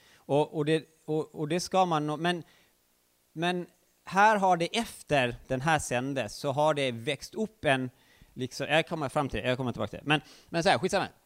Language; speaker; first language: Swedish; native; Swedish